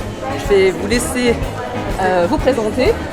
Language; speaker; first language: French; native; French